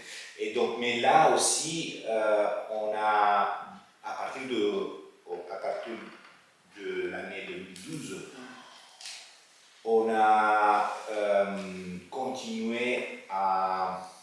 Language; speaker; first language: French; non-native, fluent; Italian